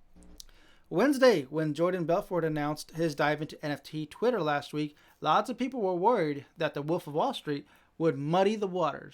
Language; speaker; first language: English; native; English